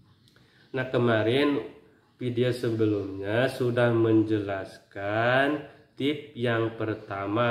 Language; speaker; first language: Indonesian; native; Indonesian